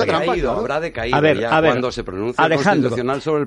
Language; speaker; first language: Spanish; native; Spanish